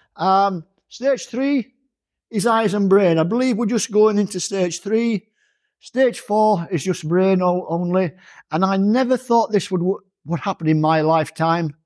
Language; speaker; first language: English; native; English